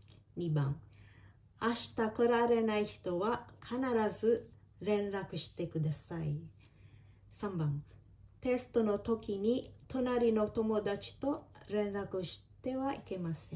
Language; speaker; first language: Japanese; non-native, fluent; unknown